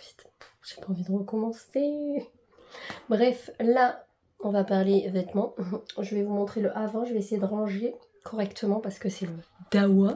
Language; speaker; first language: French; native; French